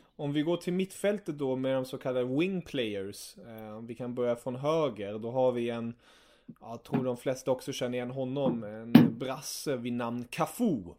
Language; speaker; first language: Swedish; early bilingual, other home language; German